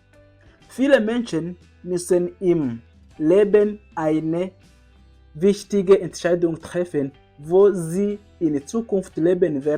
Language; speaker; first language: German; non-native, learner; Kinyarwanda